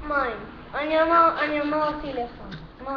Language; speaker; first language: Hebrew; early bilingual, other home language; Russian